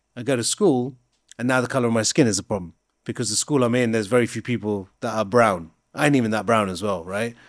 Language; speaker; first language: English; native; English